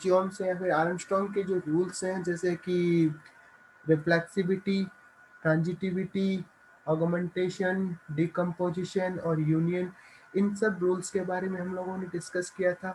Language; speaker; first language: Hindi; native; Hindi